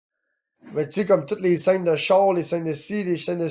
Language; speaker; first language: French; native; French